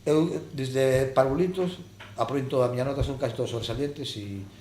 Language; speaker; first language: Spanish; non-native, local second language; Galician